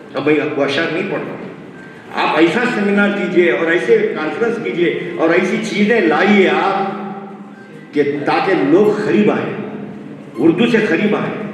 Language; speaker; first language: Urdu; native; Urdu